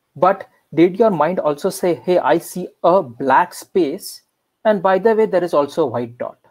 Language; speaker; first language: English; non-native, local second language; Marathi